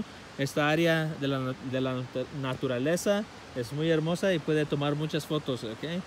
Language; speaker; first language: Spanish; early bilingual, heritage; Spanish